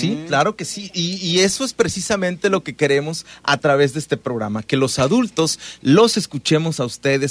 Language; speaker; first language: Spanish; native; Spanish